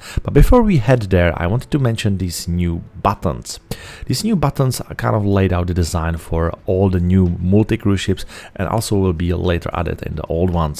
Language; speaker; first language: English; non-native, fluent; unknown